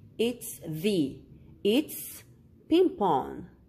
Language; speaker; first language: English; non-native, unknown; Spanish